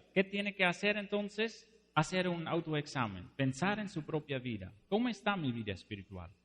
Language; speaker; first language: Spanish; non-native, fluent; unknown